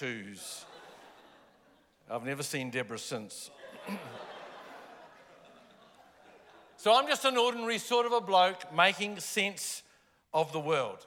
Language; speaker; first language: English; native; English